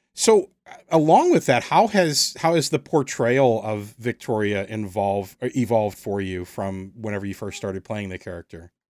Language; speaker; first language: English; native; English